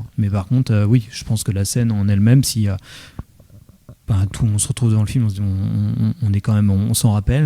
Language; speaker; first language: French; native; French